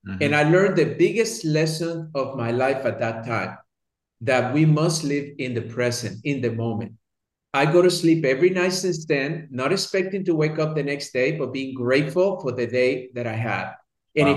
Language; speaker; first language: English; early bilingual, other home language; Spanish